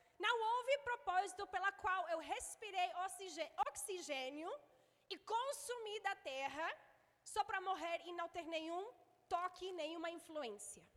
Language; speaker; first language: Portuguese; non-native, fluent; English